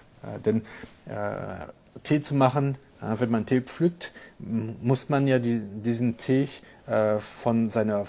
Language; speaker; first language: German; non-native, local second language; French